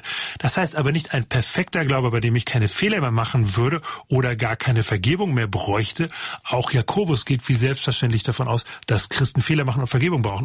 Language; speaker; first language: German; native; German